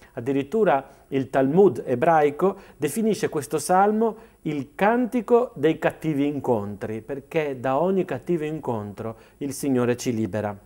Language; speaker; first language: Italian; native; Italian